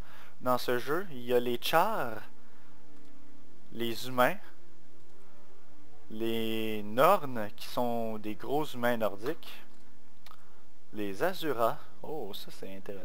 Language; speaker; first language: French; native; French